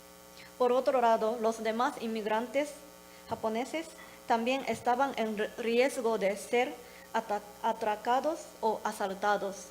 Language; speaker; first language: Spanish; non-native, learner; Japanese